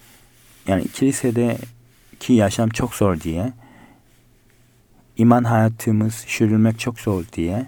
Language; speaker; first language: Turkish; non-native, fluent; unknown